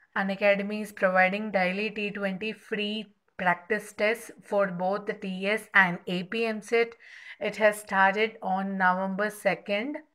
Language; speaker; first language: English; non-native, local second language; Telugu